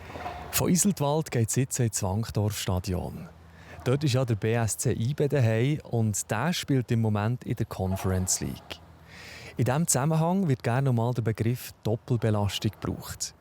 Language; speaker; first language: German; native; German